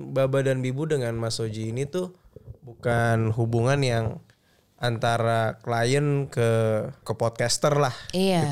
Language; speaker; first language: Indonesian; native; Indonesian